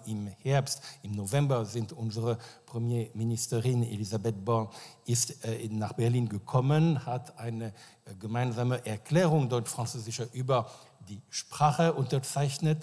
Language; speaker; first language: German; non-native, fluent; French